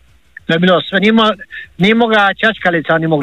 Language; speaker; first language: Serbian; native; Serbian